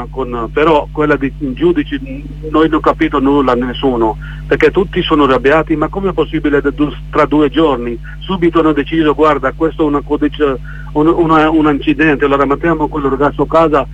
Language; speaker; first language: Italian; non-native, learner; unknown